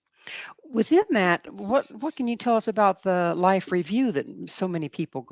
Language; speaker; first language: English; native; English